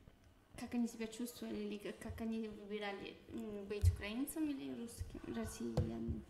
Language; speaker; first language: Russian; early bilingual, heritage; Russian